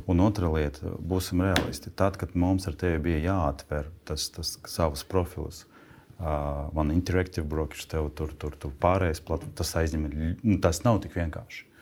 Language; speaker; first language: Latvian; non-native, local second language; Russian